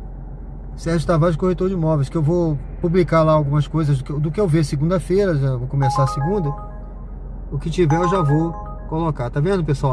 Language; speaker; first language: Portuguese; native; Portuguese